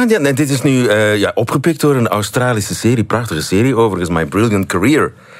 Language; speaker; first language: Dutch; native; Dutch